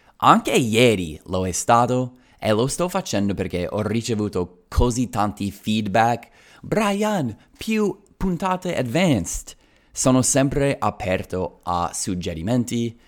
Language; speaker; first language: Italian; non-native, fluent; English